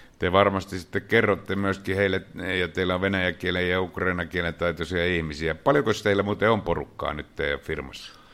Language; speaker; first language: Finnish; native; Finnish